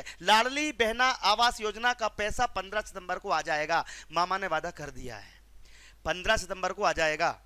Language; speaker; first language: Hindi; native; Hindi